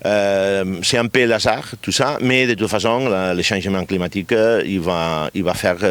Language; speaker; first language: French; non-native, fluent; Catalan